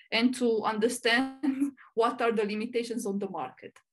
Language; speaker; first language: English; non-native, fluent; Romanian